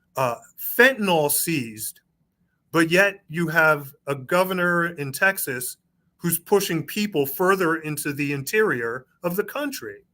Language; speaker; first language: English; native; English